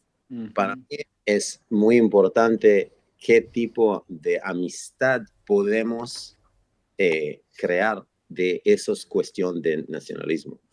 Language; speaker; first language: Spanish; non-native, fluent; Hebrew